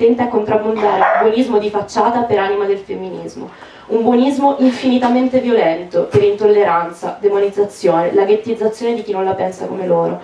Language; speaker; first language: Italian; native; Italian